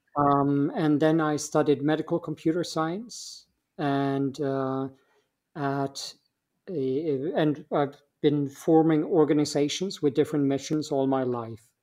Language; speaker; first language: English; non-native, fluent; Swedish